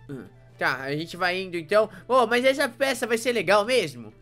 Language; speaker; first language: Portuguese; native; Portuguese